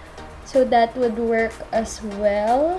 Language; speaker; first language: English; non-native, local second language; Filipino